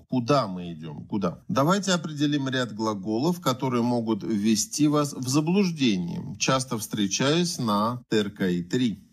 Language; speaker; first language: Russian; native; Russian